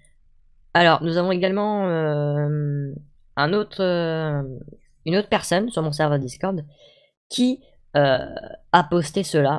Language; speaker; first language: French; native; French